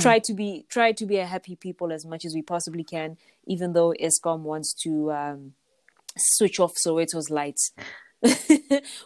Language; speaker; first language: English; non-native, local second language; Zulu